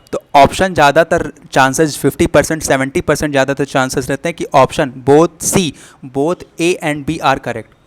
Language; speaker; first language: Hindi; native; Hindi